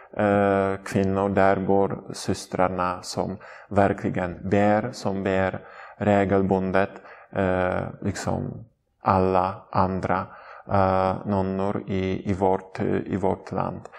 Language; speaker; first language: Swedish; non-native, fluent; Polish